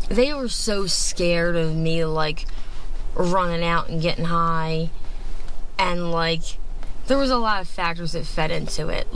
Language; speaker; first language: English; native; English